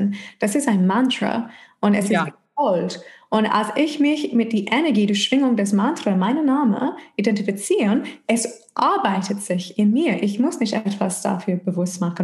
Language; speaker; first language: German; non-native, fluent; English